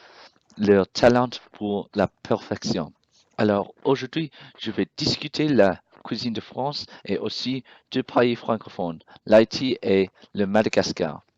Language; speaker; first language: French; non-native, learner; English